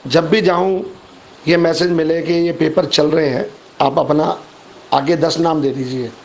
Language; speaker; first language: Hindi; native; Hindi